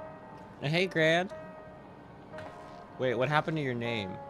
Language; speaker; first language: English; native; English